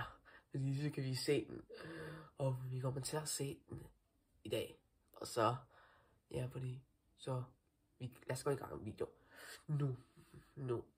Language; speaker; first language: Danish; non-native, learner; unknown